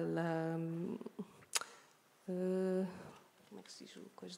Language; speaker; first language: French; non-native, learner; Portuguese